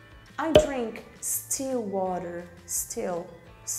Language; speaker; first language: English; non-native, fluent; Portuguese